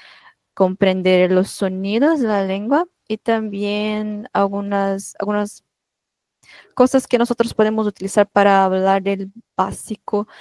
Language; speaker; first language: Spanish; non-native, fluent; Portuguese